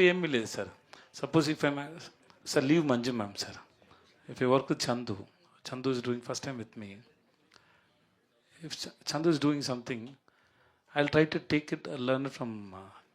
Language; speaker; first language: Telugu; non-native, learner; Tamil